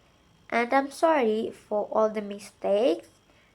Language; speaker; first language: English; non-native, learner; Indonesian